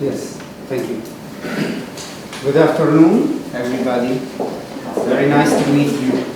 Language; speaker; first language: English; non-native, fluent; Italian